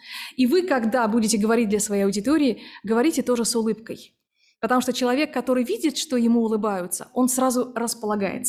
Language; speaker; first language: Russian; native; Russian